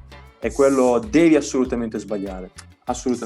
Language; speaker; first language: Italian; native; Italian